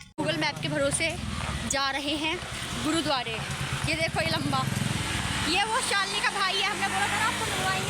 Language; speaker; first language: Hindi; native; Hindi